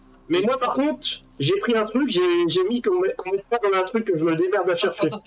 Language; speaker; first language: French; native; French